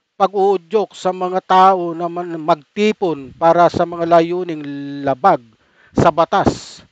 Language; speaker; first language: Filipino; native; Filipino